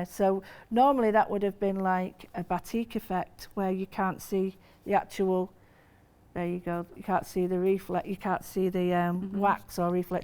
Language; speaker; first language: English; native; English